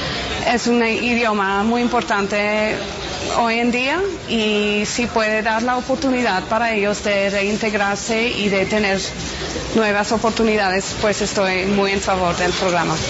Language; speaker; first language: Spanish; non-native, fluent; English